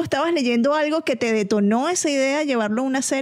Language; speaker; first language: Spanish; native; Spanish